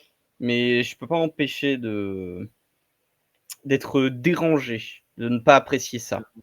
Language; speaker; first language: French; native; French